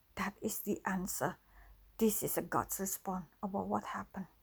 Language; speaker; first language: English; non-native, fluent; Indonesian